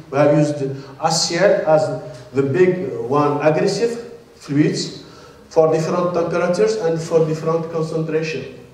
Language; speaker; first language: English; non-native, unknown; Arabic